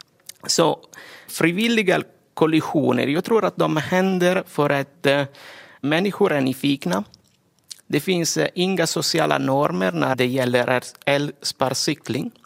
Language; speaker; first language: Swedish; non-native, fluent; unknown